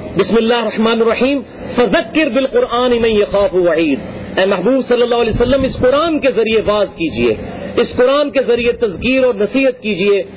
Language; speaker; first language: Urdu; non-native, local second language; Punjabi